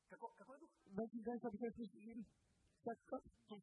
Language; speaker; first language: German; non-native, fluent; Russian